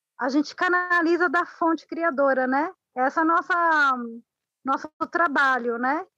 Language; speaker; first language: Portuguese; non-native, fluent; Spanish